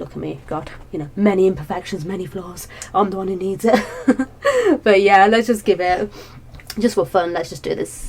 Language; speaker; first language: English; native; English